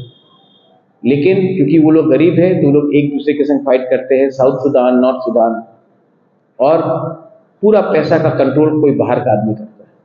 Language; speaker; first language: Hindi; non-native, local second language; Kok Borok